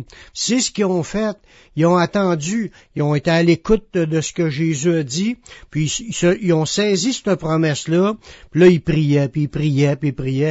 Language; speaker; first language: French; native; French